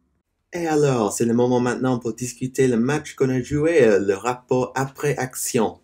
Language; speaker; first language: French; non-native, learner; English